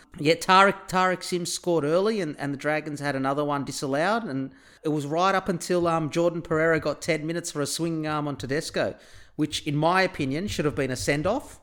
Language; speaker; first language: English; early bilingual, other home language; Turkish